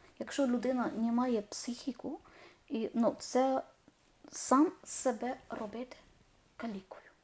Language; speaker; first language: Ukrainian; non-native, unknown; Malayalam